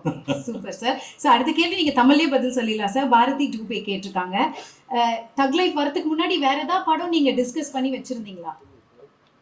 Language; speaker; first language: Tamil; native; Tamil